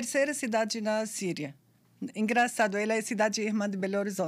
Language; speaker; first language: Portuguese; non-native, fluent; Arabic